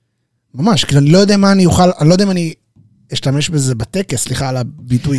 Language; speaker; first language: Hebrew; native; Hebrew